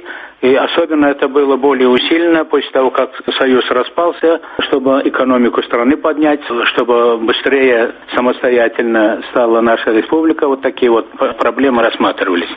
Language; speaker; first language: Russian; non-native, local second language; Turkmen